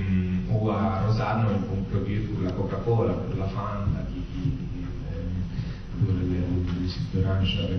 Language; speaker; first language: French; non-native, fluent; Italian